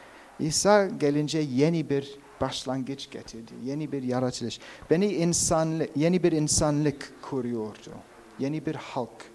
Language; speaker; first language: Turkish; non-native, fluent; English